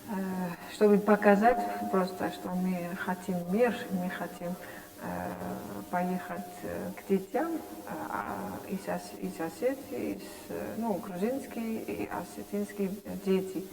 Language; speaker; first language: Russian; non-native, fluent; Dutch